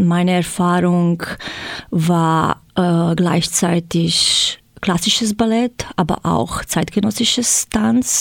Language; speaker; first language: German; non-native, fluent; Croatian